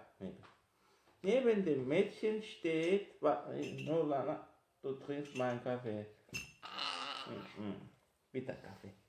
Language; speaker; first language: German; non-native, fluent; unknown